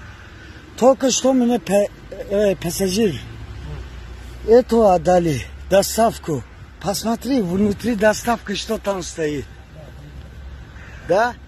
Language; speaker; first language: Russian; non-native, learner; Tajik